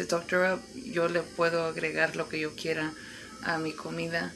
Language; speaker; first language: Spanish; early bilingual, heritage; Spanish